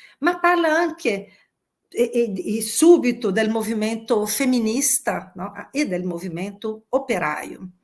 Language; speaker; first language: Italian; non-native, fluent; Portuguese